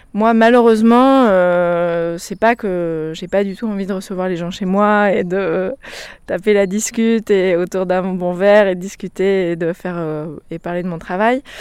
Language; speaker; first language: French; native; French